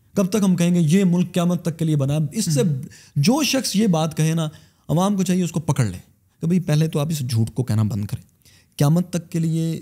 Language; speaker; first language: Urdu; native; Urdu